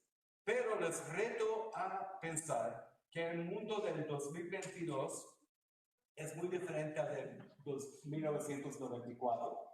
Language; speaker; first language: Spanish; early bilingual, heritage; Spanish